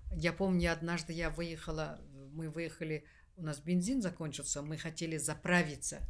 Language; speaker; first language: Russian; non-native, local second language; Kazakh